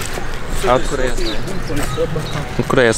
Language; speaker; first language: Russian; non-native, learner; Czech